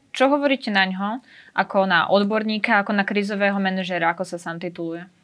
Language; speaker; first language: Slovak; native; Slovak